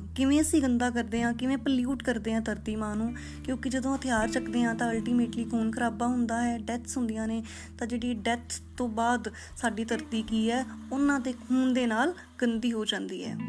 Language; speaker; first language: Punjabi; native; Punjabi